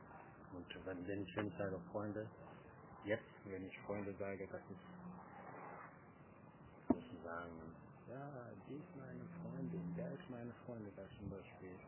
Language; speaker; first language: German; non-native, learner; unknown